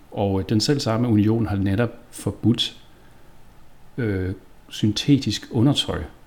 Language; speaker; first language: Danish; native; Danish